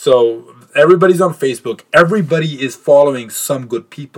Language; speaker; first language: English; non-native, local second language; Punjabi